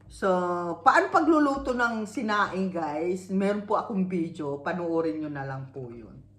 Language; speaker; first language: Filipino; non-native, local second language; Iloko